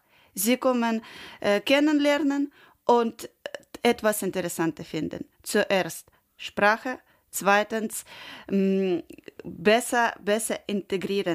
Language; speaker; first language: German; non-native, learner; Ukrainian